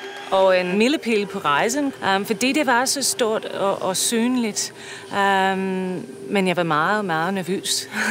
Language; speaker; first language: Danish; non-native, fluent; English